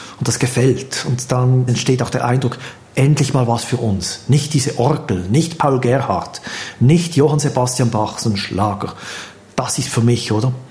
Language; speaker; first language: German; native; German